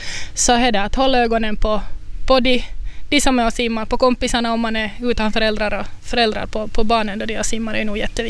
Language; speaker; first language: Swedish; native; Swedish